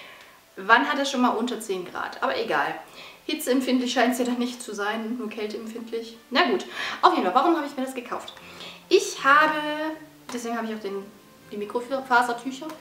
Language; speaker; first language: German; native; German